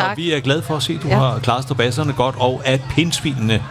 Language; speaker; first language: Danish; native; Danish